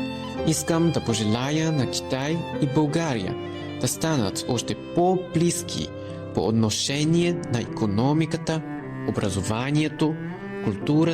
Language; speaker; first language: Bulgarian; non-native, learner; Chinese